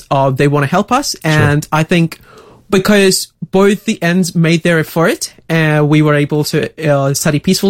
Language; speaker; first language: English; non-native, local second language; Tamil